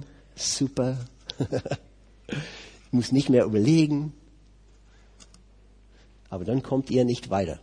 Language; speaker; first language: German; non-native, fluent; English